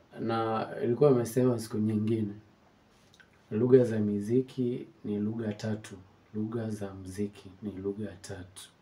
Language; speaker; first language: Swahili; non-native, local second language; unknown